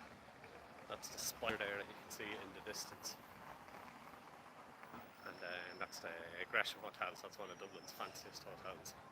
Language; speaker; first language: English; native; English